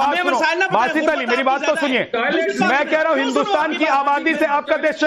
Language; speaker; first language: Hindi; native; Hindi